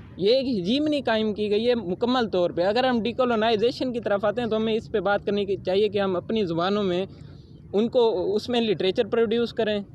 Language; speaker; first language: Urdu; non-native, local second language; Punjabi